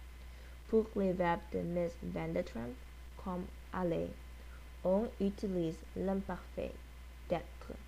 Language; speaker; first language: French; non-native, learner; English